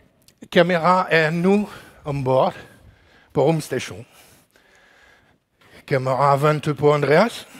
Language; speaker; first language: Danish; non-native, learner; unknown